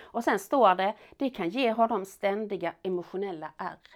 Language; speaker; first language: Swedish; native; Swedish